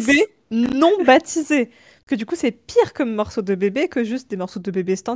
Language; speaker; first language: French; native; French